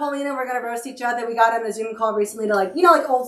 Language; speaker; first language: English; native; English